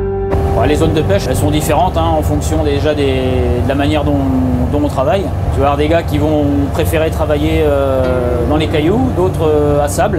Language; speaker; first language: French; native; French